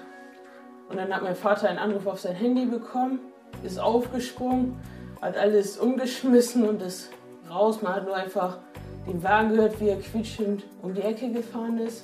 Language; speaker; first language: German; native; German